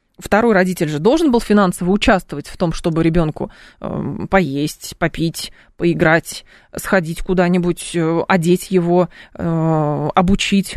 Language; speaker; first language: Russian; native; Russian